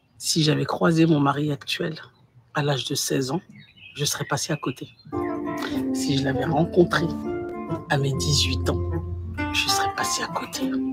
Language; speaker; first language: French; non-native, local second language; Bambara